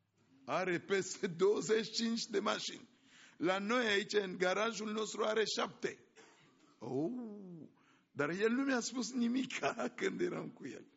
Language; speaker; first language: Romanian; non-native, fluent; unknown